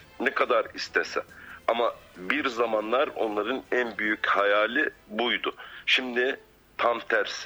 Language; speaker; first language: Turkish; non-native, fluent; Arabic